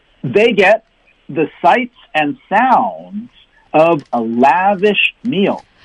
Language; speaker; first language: English; native; English